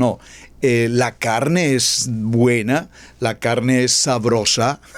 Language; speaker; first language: Spanish; native; Spanish